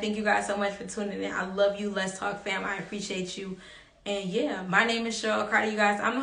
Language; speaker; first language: English; native; English